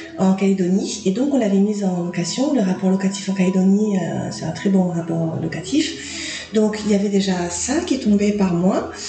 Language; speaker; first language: French; native; French